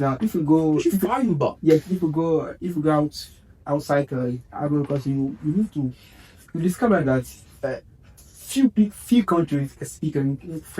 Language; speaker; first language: English; non-native, learner; French